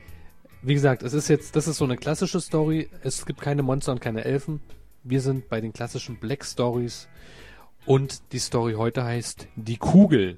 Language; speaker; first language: German; native; German